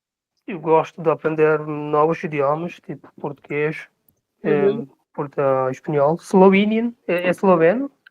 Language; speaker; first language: Portuguese; non-native, learner; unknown